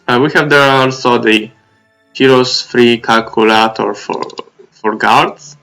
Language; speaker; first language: English; non-native, fluent; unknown